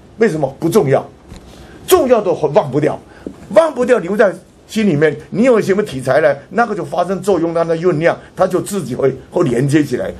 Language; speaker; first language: Chinese; non-native, local second language; Hakka Chinese